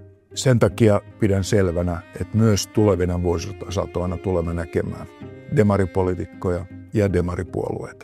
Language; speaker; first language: Finnish; native; Finnish